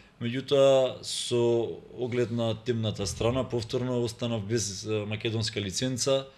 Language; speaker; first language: Macedonian; native; Macedonian